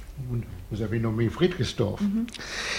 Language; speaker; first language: French; non-native, fluent; German